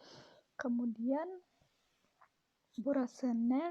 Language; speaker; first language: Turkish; non-native, fluent; Indonesian